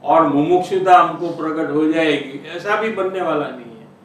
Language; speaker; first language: Hindi; non-native, local second language; Gujarati